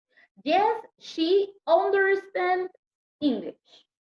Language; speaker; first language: English; non-native, learner; Spanish